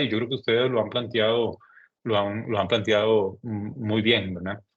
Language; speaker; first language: Spanish; native; Spanish